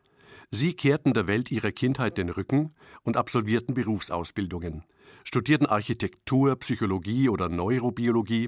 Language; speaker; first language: German; native; German